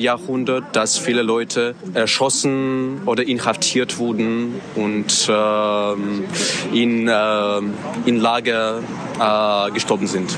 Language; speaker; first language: German; non-native, learner; Russian